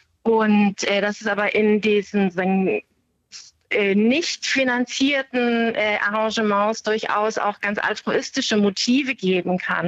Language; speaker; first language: German; native; German